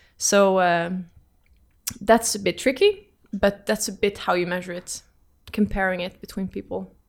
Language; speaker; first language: English; non-native, fluent; Dutch